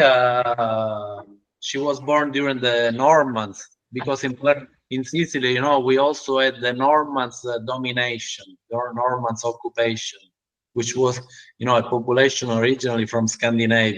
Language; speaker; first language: English; non-native, learner; Italian